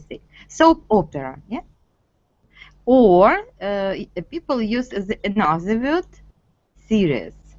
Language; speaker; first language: English; non-native, fluent; Russian